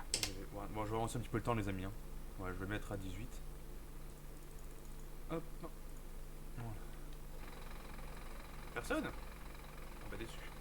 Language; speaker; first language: French; native; French